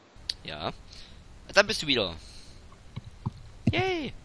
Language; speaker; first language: German; native; German